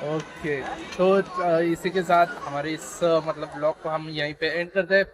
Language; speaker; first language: Hindi; non-native, local second language; Marathi